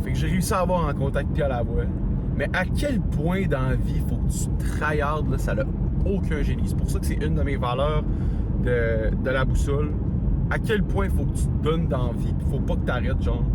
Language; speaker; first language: French; native; French